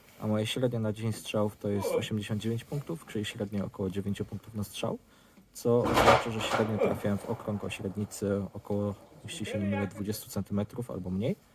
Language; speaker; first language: Polish; native; Polish